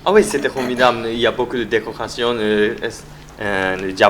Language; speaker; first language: French; non-native, learner; Japanese